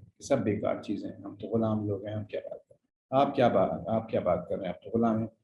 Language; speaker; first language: Urdu; native; Urdu